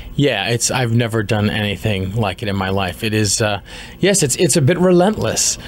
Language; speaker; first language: English; native; English